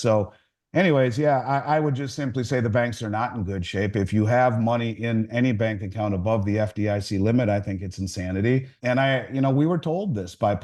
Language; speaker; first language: English; native; English